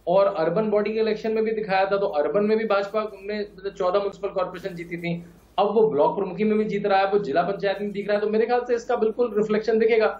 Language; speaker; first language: Hindi; native; Hindi